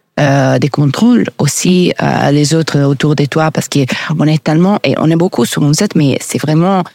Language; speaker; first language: French; non-native, learner; Italian